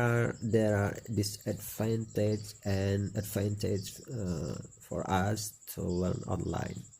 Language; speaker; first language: English; non-native, learner; Indonesian